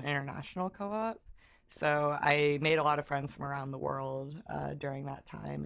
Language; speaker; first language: English; native; English